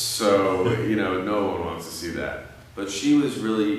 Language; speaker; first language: English; native; English